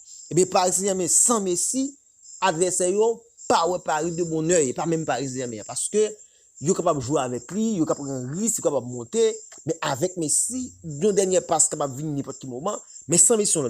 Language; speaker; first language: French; non-native, local second language; Haitian Creole